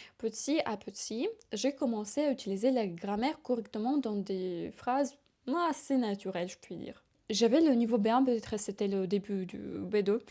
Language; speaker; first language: French; non-native, fluent; Ukrainian